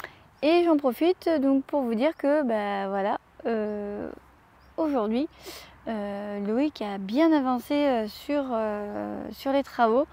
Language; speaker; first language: French; native; French